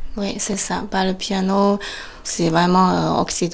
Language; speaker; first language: French; non-native, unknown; Chinese